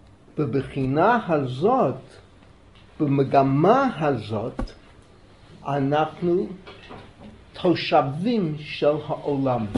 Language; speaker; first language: Hebrew; non-native, fluent; English